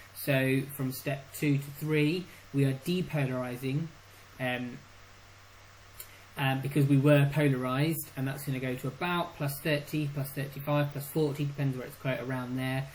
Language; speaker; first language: English; native; English